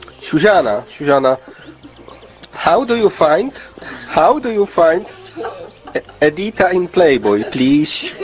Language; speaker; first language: English; non-native, learner; Polish